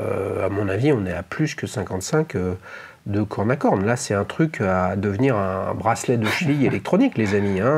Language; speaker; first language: French; native; French